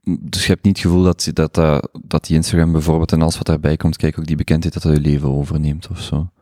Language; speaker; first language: Dutch; native; Dutch